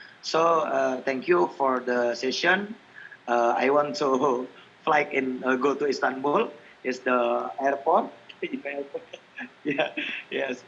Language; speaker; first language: English; non-native, learner; Indonesian